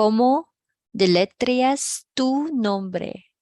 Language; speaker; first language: Spanish; non-native, fluent; Filipino